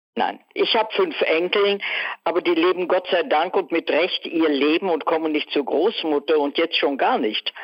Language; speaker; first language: German; early bilingual, other home language; Dutch